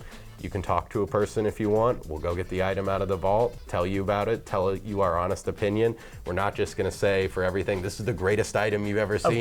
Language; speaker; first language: English; native; English